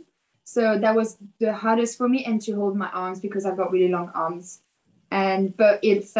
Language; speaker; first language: English; non-native, fluent; French